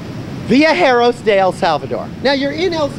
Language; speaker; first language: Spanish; non-native, learner; English